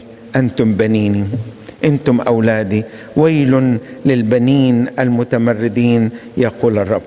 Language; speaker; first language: Arabic; native; Arabic